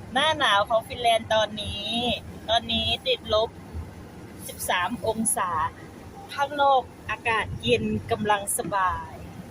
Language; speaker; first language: Thai; native; Thai